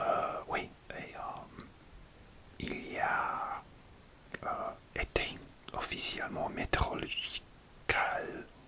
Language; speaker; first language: French; non-native, learner; English